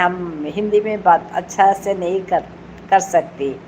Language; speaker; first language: Hindi; non-native, local second language; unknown